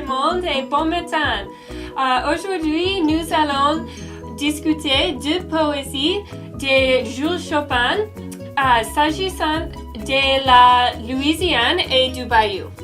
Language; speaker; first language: French; non-native, learner; English